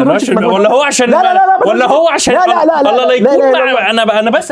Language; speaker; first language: Arabic; native; Arabic